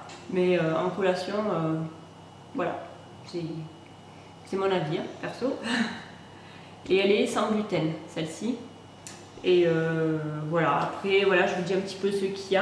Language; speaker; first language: French; native; French